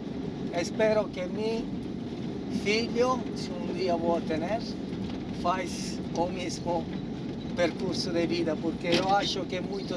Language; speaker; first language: Portuguese; non-native, learner; Italian